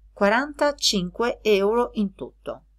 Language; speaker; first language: Italian; non-native, fluent; Albanian